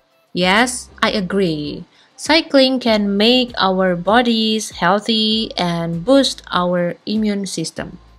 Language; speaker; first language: English; non-native, fluent; Indonesian